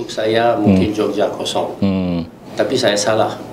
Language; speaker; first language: Indonesian; non-native, learner; Italian